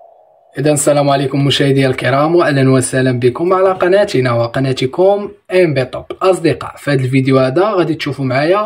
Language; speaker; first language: Arabic; native; Arabic